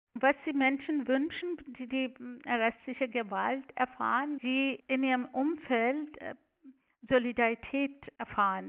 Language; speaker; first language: German; non-native, fluent; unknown